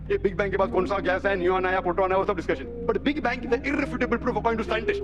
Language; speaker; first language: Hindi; non-native, local second language; Konkani